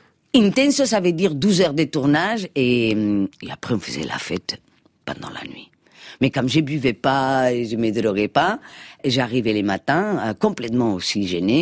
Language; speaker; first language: French; non-native, fluent; Spanish